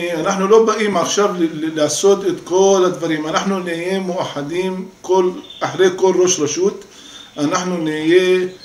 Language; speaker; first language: Hebrew; non-native, local second language; Arabic